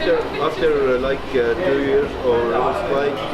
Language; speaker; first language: English; non-native, learner; Arabic